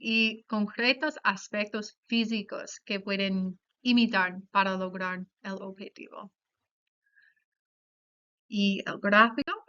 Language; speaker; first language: Spanish; non-native, fluent; English